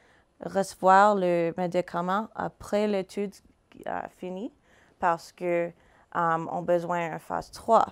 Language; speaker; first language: French; non-native, fluent; English